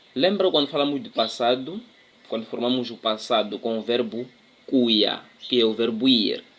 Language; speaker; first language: Portuguese; non-native, local second language; Tsonga